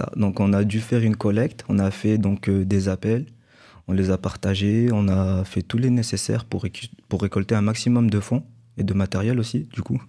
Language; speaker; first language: French; native; French